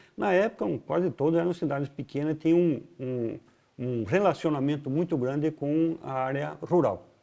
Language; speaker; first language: Portuguese; native; Portuguese